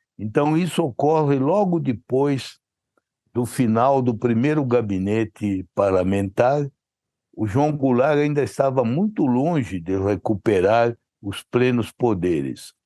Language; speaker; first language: Portuguese; native; Portuguese